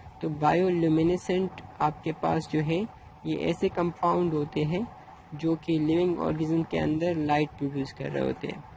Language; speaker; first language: Urdu; non-native, local second language; Pashto